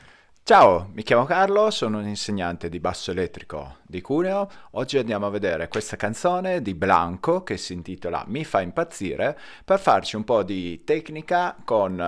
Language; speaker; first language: Italian; native; Italian